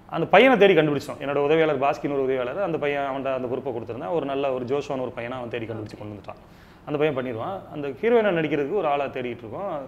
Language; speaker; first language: Tamil; native; Tamil